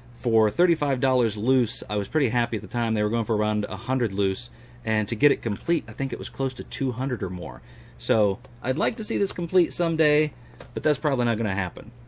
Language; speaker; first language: English; native; English